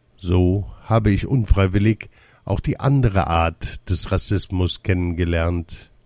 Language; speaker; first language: German; early bilingual, other home language; Russian